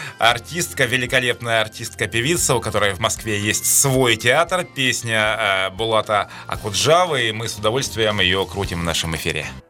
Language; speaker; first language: Russian; native; Russian